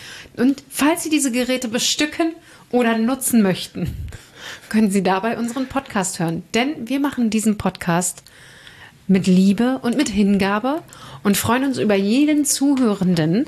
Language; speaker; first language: German; native; German